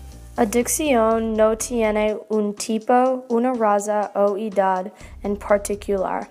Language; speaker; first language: Spanish; non-native, learner; English